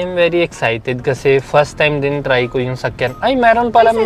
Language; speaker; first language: Filipino; non-native, learner; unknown